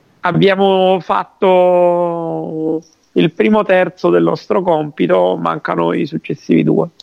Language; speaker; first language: Italian; native; Italian